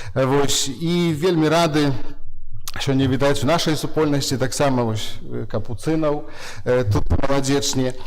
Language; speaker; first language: Belarusian; native; Belarusian